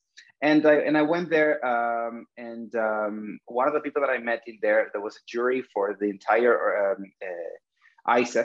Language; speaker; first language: English; non-native, fluent; Spanish